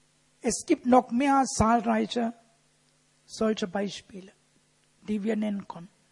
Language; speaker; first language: German; non-native, fluent; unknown